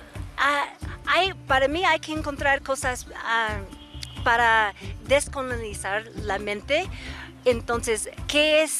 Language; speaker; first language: Spanish; native; Spanish